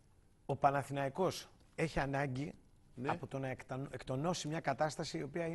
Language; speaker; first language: Greek; native; Greek